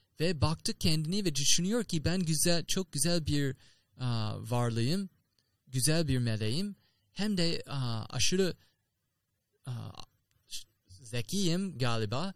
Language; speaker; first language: Turkish; non-native, learner; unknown